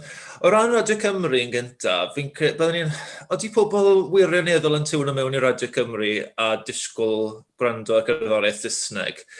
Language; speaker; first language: Welsh; native; Welsh